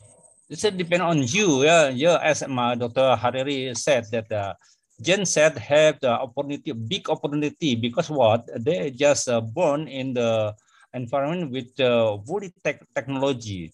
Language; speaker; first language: English; non-native, fluent; Indonesian